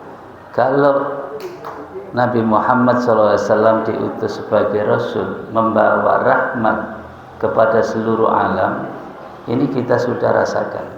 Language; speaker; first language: Indonesian; native; Indonesian